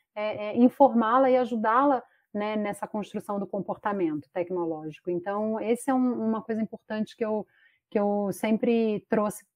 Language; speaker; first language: Portuguese; native; Portuguese